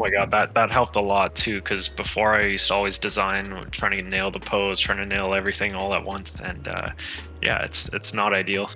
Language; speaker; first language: English; native; English